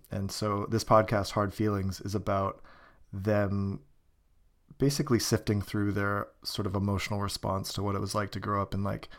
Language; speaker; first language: English; native; English